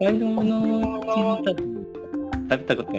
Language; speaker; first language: Japanese; non-native, learner; Malay